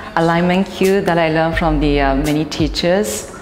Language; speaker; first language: English; non-native, fluent; Japanese